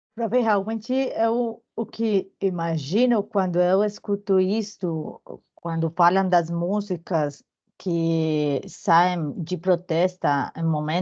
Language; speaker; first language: Portuguese; non-native, learner; Spanish